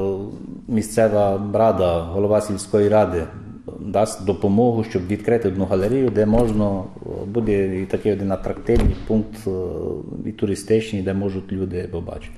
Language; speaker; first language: Ukrainian; early bilingual, heritage; Ukrainian